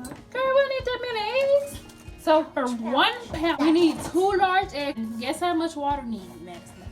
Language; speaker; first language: English; native; English